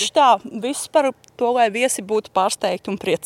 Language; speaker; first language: Latvian; early bilingual, heritage; Latvian